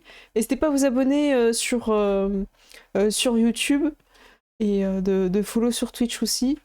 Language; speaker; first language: French; native; French